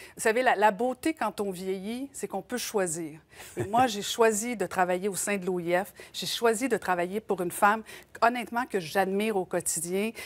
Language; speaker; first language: French; native; French